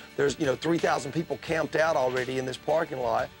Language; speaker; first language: English; native; English